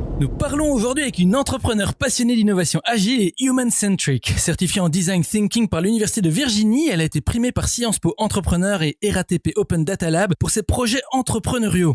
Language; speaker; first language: French; native; French